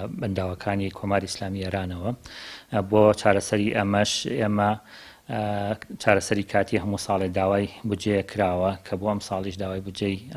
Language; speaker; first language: Central Kurdish; native; Central Kurdish